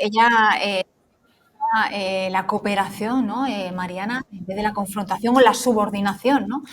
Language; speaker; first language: Spanish; native; Spanish